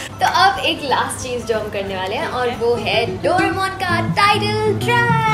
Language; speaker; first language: Hindi; native; Hindi